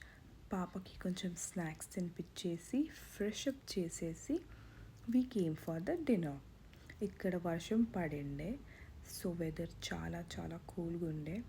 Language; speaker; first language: Telugu; early bilingual, heritage; Telugu